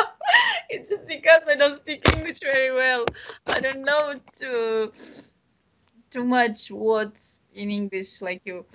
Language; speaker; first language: English; non-native, learner; Bashkir